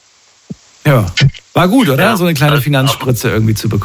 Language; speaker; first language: German; native; German